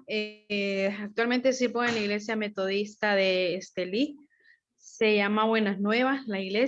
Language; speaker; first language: Spanish; native; Spanish